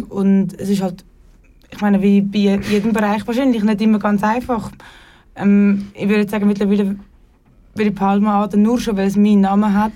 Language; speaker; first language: German; native; German